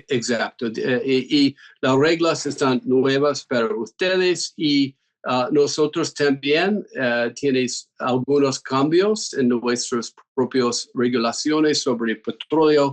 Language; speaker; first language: Spanish; non-native, fluent; English